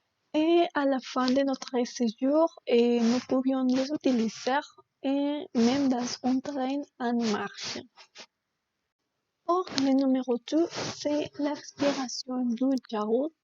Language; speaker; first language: French; non-native, learner; Spanish